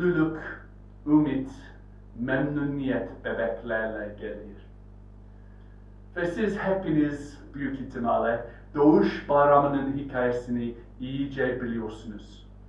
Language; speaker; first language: Turkish; non-native, fluent; English